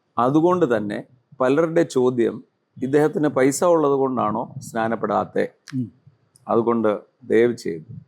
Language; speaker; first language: Malayalam; early bilingual, other home language; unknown